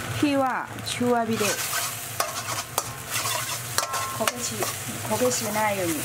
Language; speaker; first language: Japanese; non-native, learner; Chinese